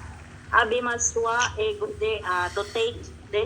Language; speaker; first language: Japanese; non-native, learner; Filipino